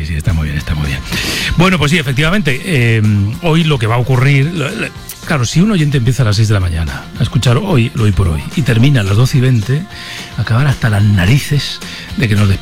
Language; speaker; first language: Spanish; native; Spanish